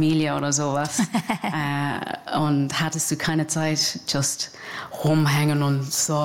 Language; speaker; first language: German; non-native, fluent; English